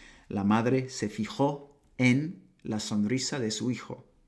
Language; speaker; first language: Spanish; non-native, fluent; English